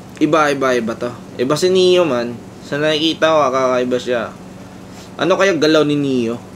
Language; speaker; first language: Filipino; non-native, local second language; Cebuano